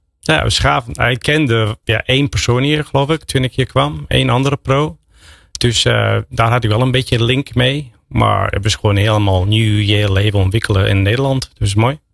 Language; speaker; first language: Dutch; non-native, fluent; English